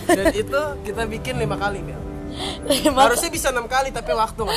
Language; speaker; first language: Indonesian; native; Indonesian